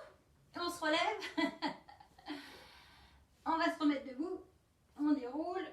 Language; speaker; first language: French; native; French